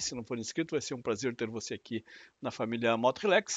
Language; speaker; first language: Portuguese; native; Portuguese